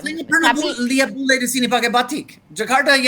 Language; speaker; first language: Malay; non-native, learner; English